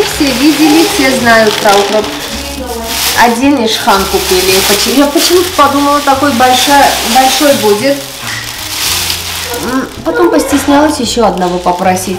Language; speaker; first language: Russian; non-native, fluent; Armenian